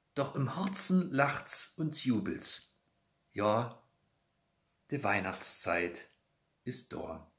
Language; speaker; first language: German; native; German